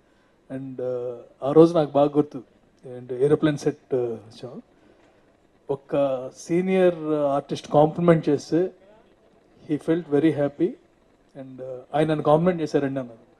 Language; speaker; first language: Telugu; native; Telugu